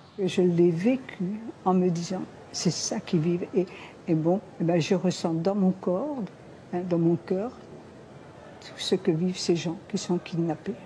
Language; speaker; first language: French; native; French